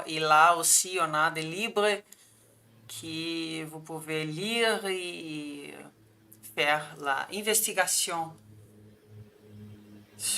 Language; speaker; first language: French; non-native, fluent; Portuguese